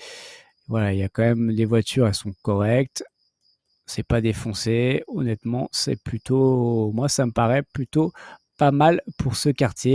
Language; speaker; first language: French; native; French